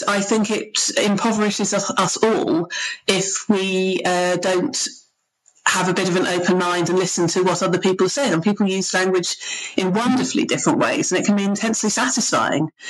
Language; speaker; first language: English; native; English